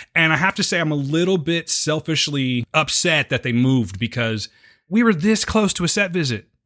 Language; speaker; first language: English; native; English